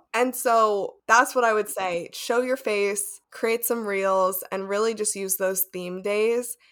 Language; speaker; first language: English; native; English